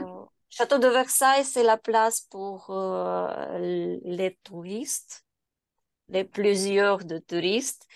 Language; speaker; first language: French; non-native, learner; Ukrainian